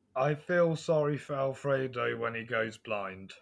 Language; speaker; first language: English; native; English